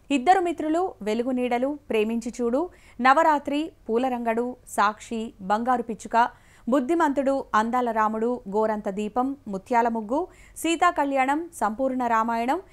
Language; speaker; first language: Telugu; native; Telugu